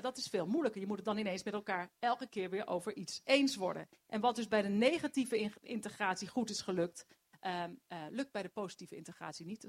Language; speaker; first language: Dutch; native; Dutch